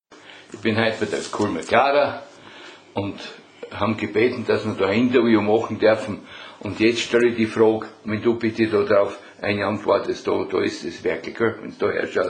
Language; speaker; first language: German; native; German